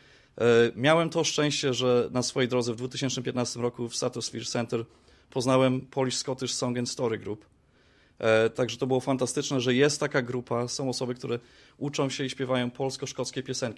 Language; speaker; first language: Polish; native; Polish